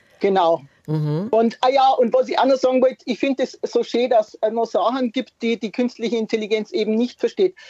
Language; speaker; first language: German; native; German